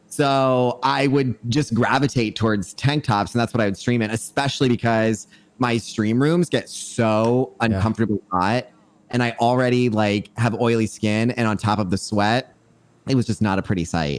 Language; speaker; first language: English; non-native, fluent; French